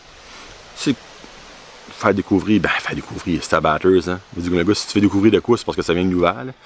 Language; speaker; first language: French; native; French